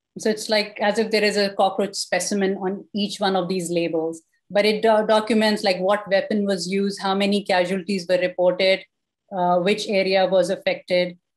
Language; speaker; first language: English; non-native, local second language; Urdu